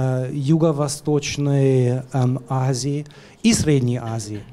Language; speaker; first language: Russian; non-native, fluent; German